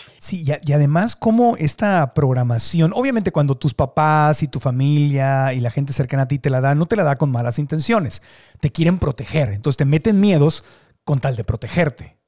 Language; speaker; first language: Spanish; native; Spanish